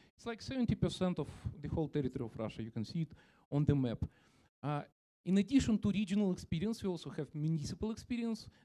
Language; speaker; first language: English; non-native, fluent; Russian